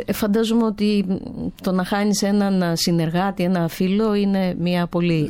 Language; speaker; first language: Greek; native; Greek